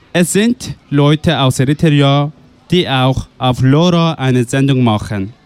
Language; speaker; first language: German; non-native, fluent; Persian